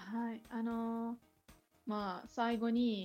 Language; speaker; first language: Japanese; non-native, learner; English